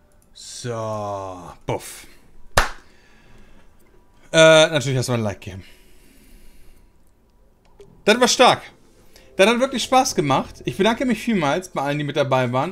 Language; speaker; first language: German; native; German